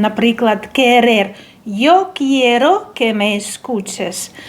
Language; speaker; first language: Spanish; non-native, fluent; Ukrainian